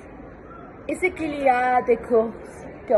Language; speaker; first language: French; non-native, learner; Spanish